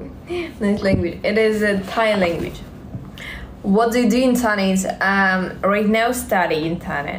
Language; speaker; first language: English; non-native, learner; Russian